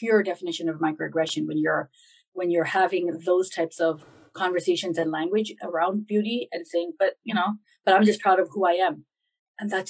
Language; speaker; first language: English; native; English